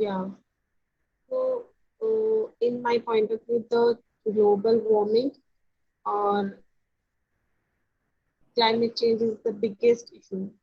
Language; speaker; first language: English; non-native, learner; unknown